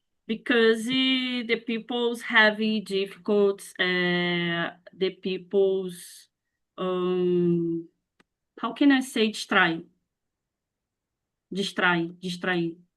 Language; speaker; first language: English; non-native, learner; Portuguese